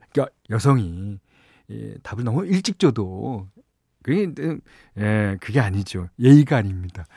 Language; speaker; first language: Korean; native; Korean